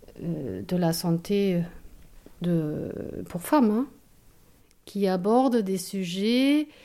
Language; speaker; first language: French; non-native, fluent; German